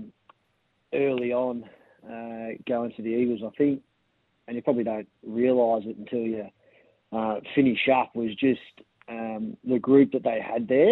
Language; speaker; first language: English; native; English